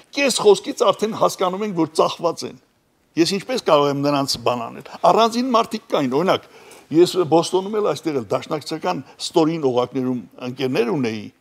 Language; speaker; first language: Armenian; native; Armenian